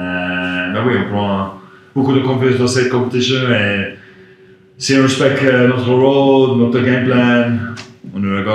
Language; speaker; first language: French; non-native, learner; English